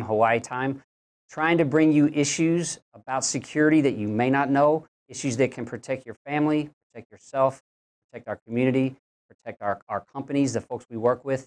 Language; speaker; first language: English; native; English